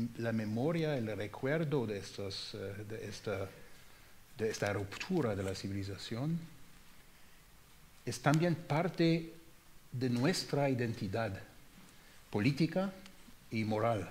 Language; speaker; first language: Spanish; non-native, fluent; German